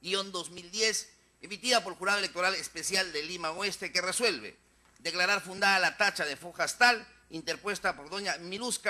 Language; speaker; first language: Spanish; native; Spanish